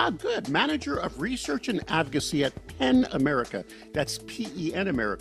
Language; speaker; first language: English; native; English